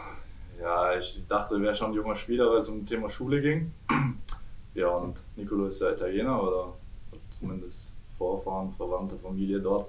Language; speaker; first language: German; native; German